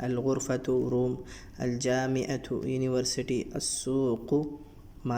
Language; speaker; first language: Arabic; non-native, fluent; Urdu